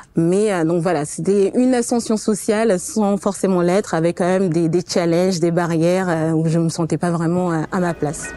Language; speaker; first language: French; non-native, fluent; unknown